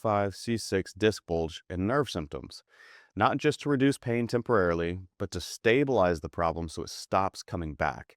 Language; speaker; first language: English; native; English